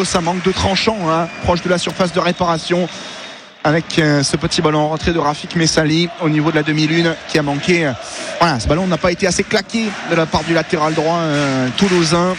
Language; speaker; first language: French; native; French